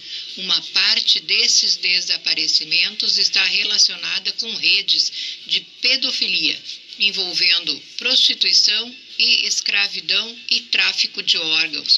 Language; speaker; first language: Portuguese; native; Portuguese